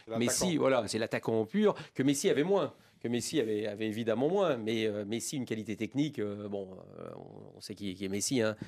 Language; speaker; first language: French; native; French